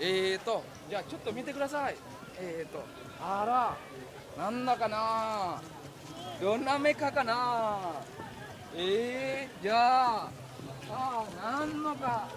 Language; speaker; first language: Japanese; non-native, learner; Indonesian